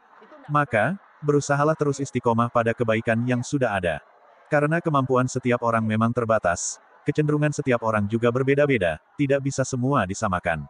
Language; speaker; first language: Indonesian; native; Indonesian